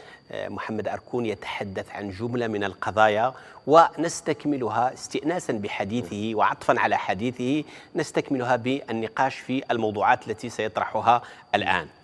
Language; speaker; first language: Arabic; native; Arabic